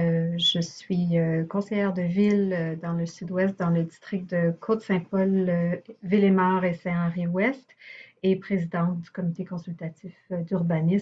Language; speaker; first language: French; native; French